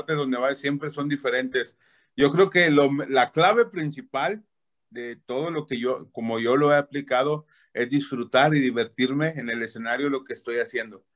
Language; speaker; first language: Spanish; native; Spanish